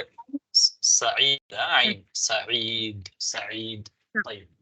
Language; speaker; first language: Arabic; non-native, fluent; Tamil